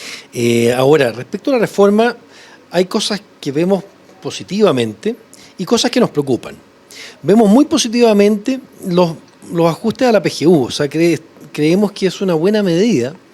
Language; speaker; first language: Spanish; native; Spanish